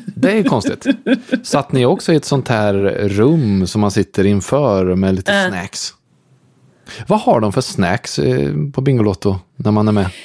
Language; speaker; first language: Swedish; native; Swedish